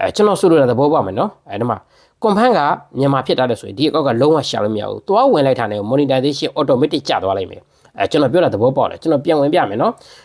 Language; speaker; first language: Burmese; native; Burmese